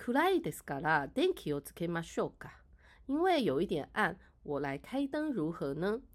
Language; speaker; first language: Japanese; non-native, fluent; Chinese